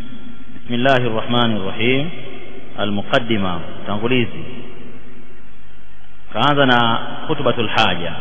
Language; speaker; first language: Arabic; non-native, fluent; Swahili